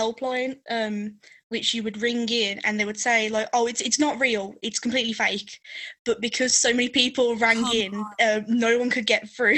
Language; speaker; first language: English; native; English